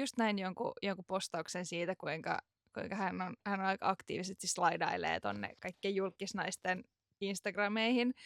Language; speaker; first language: Finnish; native; Finnish